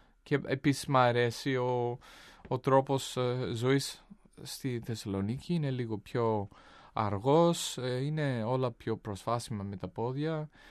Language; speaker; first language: Greek; non-native, fluent; English